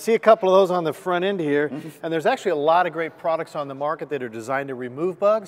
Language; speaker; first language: English; native; English